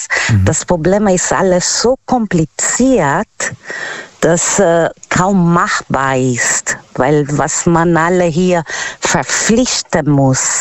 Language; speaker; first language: German; non-native, learner; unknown